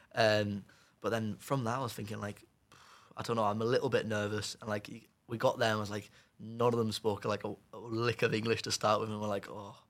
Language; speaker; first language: English; native; English